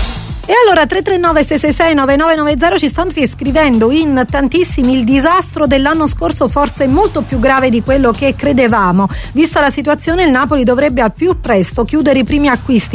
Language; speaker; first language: Italian; native; Italian